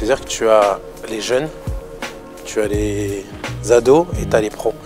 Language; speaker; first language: French; native; French